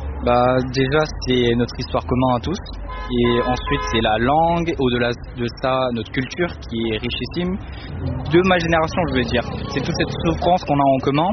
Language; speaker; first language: French; early bilingual, other home language; Tibetan